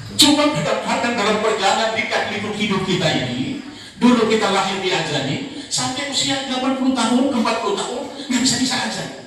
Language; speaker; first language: Indonesian; non-native, local second language; Tetum